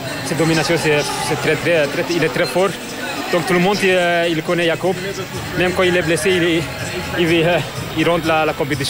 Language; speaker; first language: French; non-native, learner; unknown